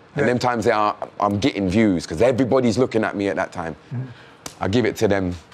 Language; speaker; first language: English; native; English